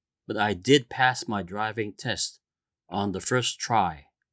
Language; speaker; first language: English; non-native, fluent; Korean